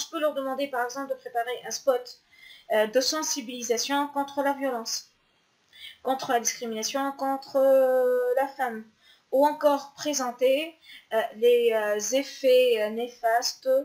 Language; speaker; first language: French; non-native, local second language; Arabic